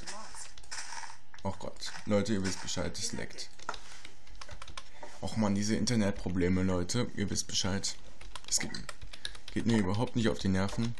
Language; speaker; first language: German; native; German